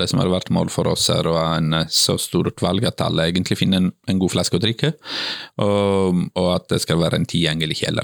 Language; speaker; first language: Norwegian; non-native, fluent; Italian